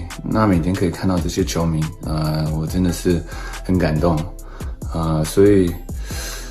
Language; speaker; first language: Chinese; early bilingual, heritage; English